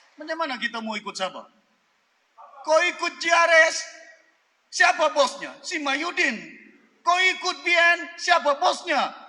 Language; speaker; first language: Malay; native; Malay